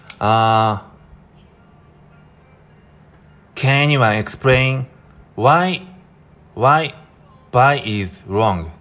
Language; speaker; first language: English; non-native, fluent; Japanese